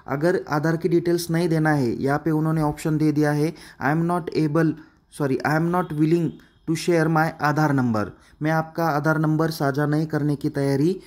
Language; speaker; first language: Hindi; non-native, local second language; Marathi